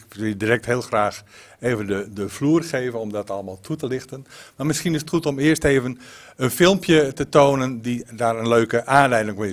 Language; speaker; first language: Dutch; native; Dutch